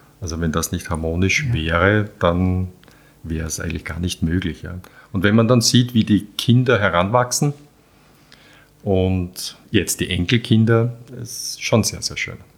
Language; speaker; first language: German; native; German